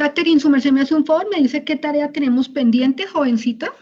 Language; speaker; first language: Spanish; native; Spanish